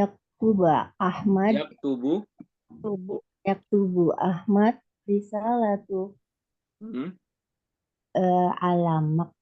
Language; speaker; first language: Arabic; non-native, learner; Indonesian